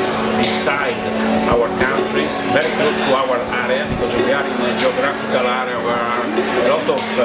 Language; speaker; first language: English; non-native, fluent; Italian